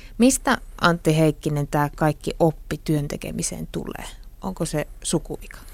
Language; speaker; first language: Finnish; native; Finnish